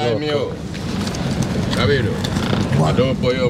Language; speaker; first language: Italian; non-native, learner; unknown